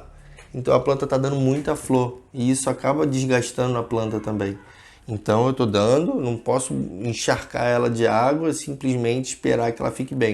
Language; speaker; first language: Portuguese; native; Portuguese